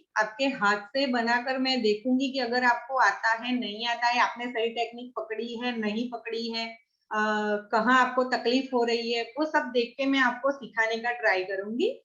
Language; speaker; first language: Hindi; non-native, local second language; Gujarati